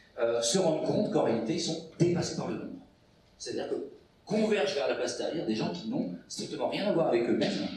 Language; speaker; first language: French; native; French